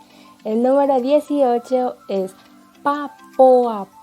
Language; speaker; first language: Spanish; non-native, local second language; Guarani